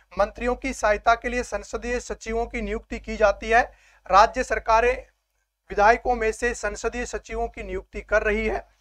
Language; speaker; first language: Hindi; native; Hindi